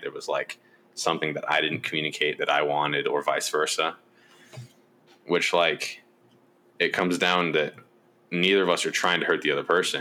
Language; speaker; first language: English; native; English